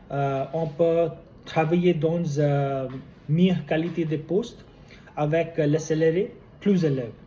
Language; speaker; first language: French; non-native, learner; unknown